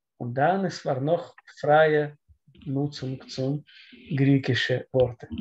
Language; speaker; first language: German; non-native, learner; Russian